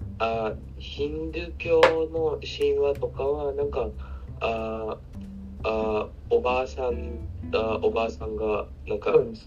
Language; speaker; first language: Japanese; non-native, learner; Hindi